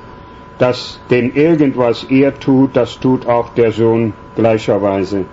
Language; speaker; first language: German; native; German